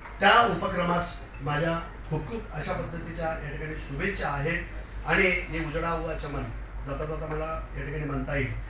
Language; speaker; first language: Marathi; non-native, local second language; Lambadi